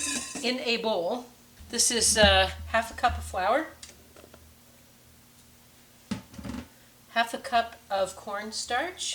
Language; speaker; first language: English; native; English